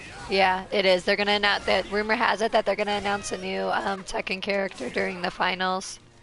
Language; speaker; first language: English; early bilingual, other home language; Turkish